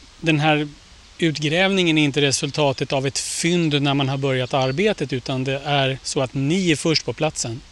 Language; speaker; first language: Swedish; native; Swedish